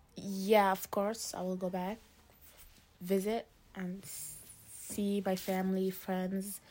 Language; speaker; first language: English; early bilingual, other home language; Arabic